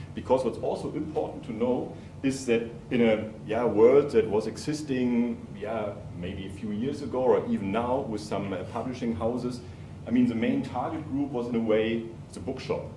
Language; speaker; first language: English; non-native, fluent; German